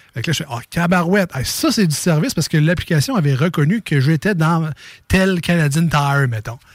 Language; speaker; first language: French; native; French